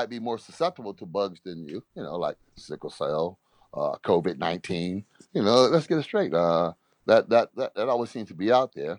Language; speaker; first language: English; native; English